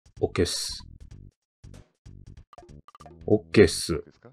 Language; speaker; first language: Japanese; native; Japanese